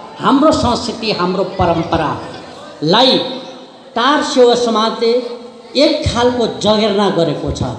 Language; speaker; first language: Nepali; non-native, local second language; Eastern Tamang